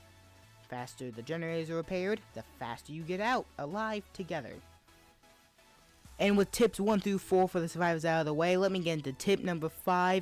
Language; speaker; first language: English; native; English